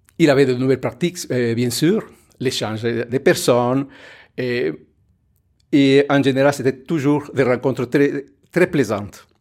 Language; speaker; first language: French; non-native, fluent; Spanish